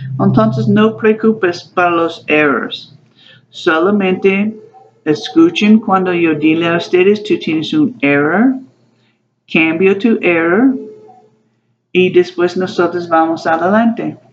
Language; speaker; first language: Spanish; non-native, learner; English